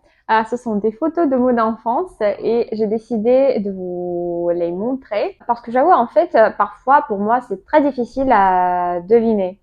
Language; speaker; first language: French; non-native, learner; Russian